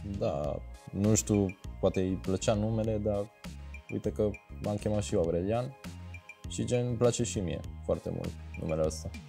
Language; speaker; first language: Romanian; early bilingual, heritage; Romanian